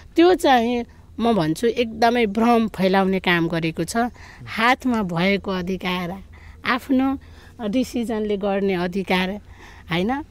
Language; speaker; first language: Nepali; non-native, local second language; Maithili